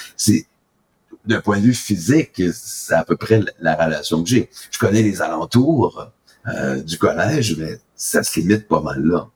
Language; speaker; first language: French; native; French